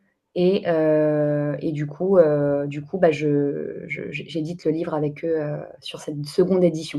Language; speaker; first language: French; native; French